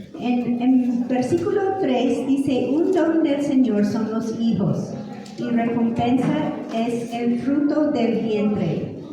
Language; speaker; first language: Spanish; non-native, fluent; English